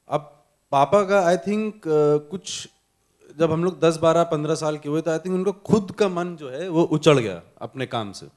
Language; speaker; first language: Hindi; native; Hindi